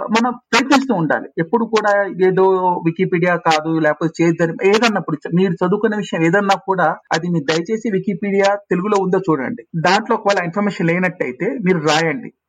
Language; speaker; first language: Telugu; native; Telugu